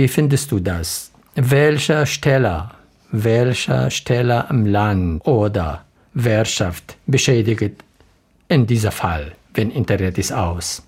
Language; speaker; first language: German; non-native, learner; Arabic